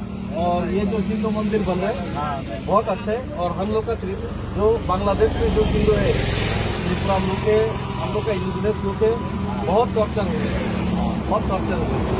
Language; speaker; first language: Hindi; non-native, local second language; Kok Borok